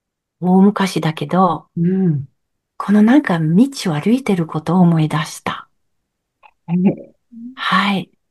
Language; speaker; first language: Japanese; non-native, learner; French